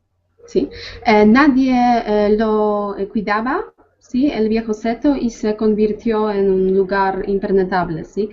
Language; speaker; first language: Spanish; non-native, fluent; Polish